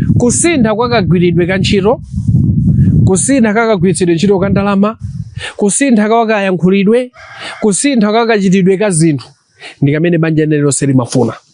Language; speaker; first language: Nyanja; non-native, local second language; Tumbuka